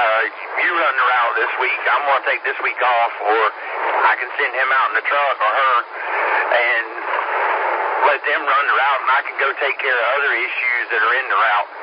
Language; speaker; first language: English; native; English